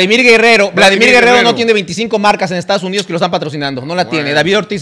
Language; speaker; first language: Spanish; native; Spanish